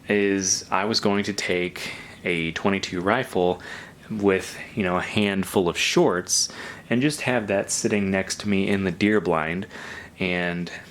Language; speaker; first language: English; native; English